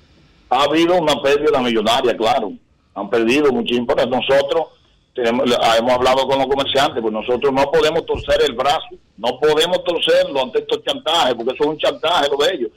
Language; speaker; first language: Spanish; native; Spanish